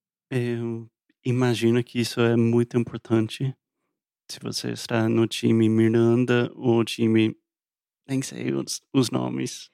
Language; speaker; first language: Portuguese; non-native, fluent; English